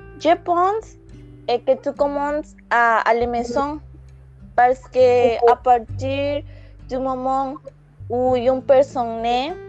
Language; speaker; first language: French; non-native, learner; Spanish